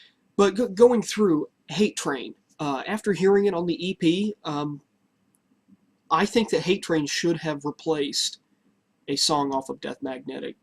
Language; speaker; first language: English; native; English